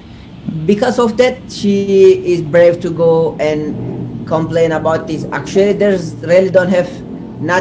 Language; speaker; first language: English; non-native, learner; Turkish